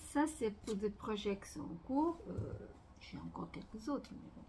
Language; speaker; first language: French; non-native, fluent; Portuguese